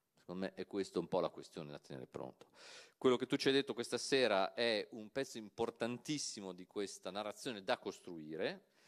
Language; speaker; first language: Italian; native; Italian